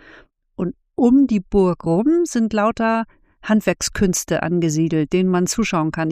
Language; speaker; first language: German; native; German